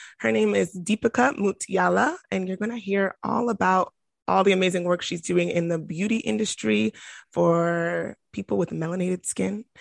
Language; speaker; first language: English; native; English